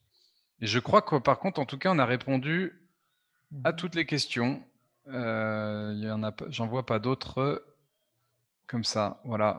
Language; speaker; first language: French; native; French